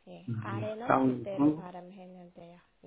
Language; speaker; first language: Korean; non-native, local second language; Burmese